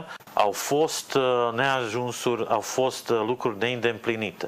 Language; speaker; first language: Romanian; non-native, fluent; Slovak